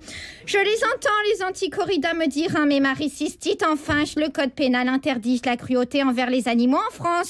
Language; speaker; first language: French; native; French